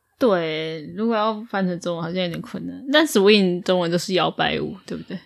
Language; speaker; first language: Chinese; native; Chinese